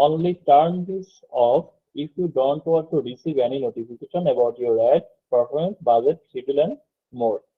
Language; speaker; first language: English; non-native, local second language; Bangla